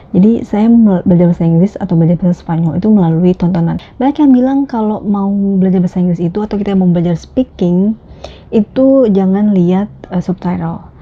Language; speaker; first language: Indonesian; native; Indonesian